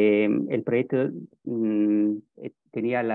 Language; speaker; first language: Spanish; non-native, fluent; Italian